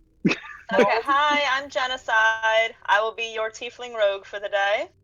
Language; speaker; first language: English; native; English